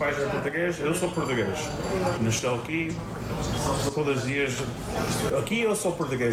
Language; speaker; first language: Portuguese; early bilingual, heritage; Portuguese